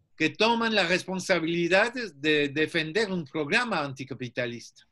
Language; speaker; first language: Spanish; non-native, fluent; French